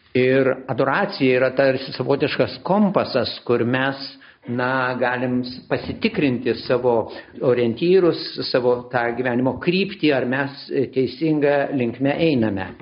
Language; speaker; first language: Lithuanian; native; Lithuanian